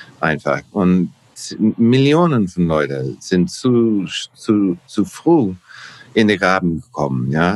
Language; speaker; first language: German; non-native, learner; English